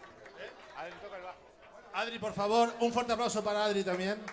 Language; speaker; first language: Spanish; native; Spanish